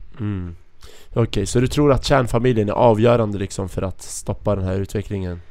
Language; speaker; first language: Swedish; early bilingual, other home language; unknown